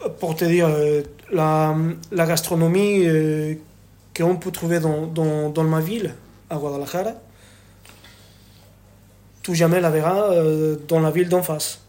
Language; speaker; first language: French; non-native, fluent; Spanish